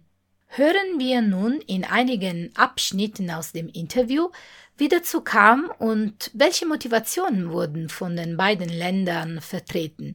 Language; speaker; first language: German; non-native, fluent; Italian